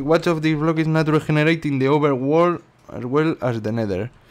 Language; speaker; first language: English; non-native, learner; Spanish